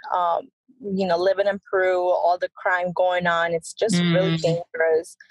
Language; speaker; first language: English; early bilingual, other home language; Spanish